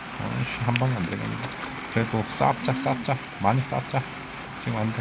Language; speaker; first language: Korean; native; Korean